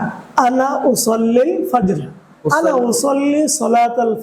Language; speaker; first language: Arabic; non-native, fluent; Bangla